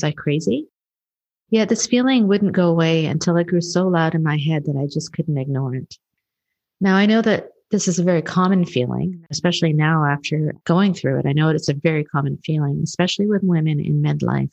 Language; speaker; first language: English; native; English